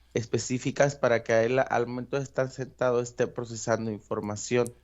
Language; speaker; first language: Spanish; native; Spanish